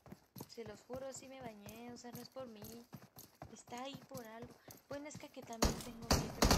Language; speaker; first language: Spanish; native; Spanish